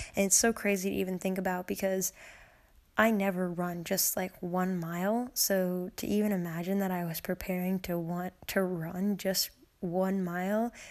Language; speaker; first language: English; native; English